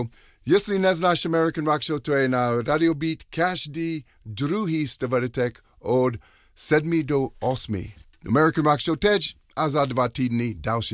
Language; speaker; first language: Czech; non-native, learner; English